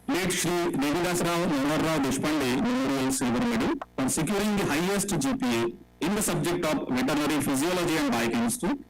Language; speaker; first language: English; non-native, local second language; Marathi